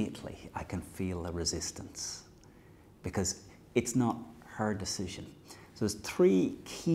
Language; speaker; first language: English; native; English